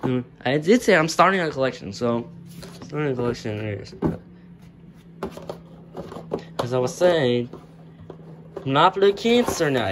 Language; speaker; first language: English; native; English